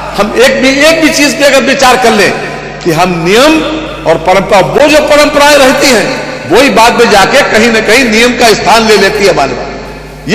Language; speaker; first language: Hindi; native; Hindi